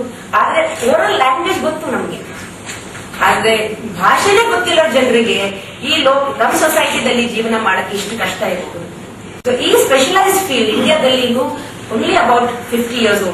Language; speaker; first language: Kannada; non-native, local second language; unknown